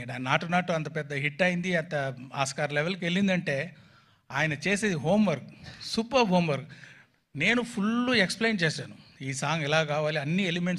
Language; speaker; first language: Telugu; non-native, fluent; Tamil